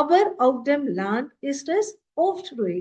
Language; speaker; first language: German; non-native, fluent; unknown